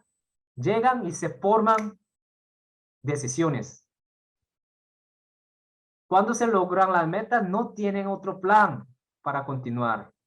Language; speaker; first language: Spanish; non-native, fluent; Korean